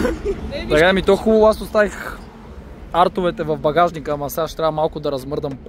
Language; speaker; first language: Bulgarian; native; Bulgarian